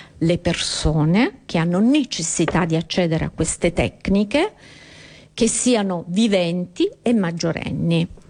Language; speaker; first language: Italian; native; Italian